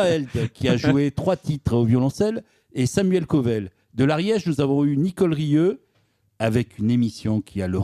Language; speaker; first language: French; native; French